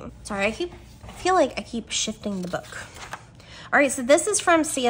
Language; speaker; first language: English; native; English